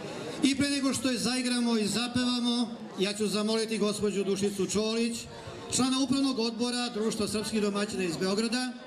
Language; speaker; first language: Bosnian; native; Bosnian